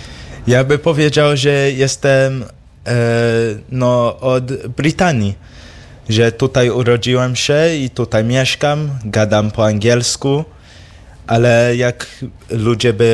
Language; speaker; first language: Polish; early bilingual, heritage; English